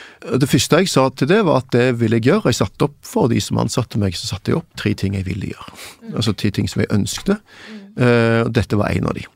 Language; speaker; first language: Norwegian; native; Norwegian